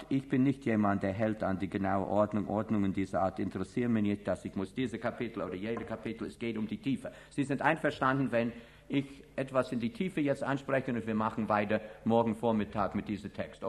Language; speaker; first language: German; non-native, fluent; English